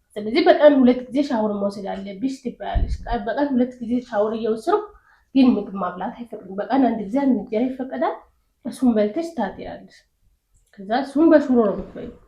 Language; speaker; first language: Amharic; non-native, local second language; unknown